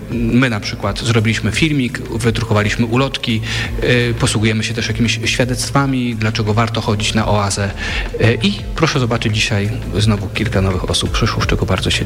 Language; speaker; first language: Polish; native; Polish